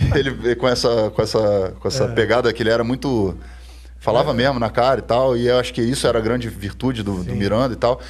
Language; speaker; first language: Portuguese; native; Portuguese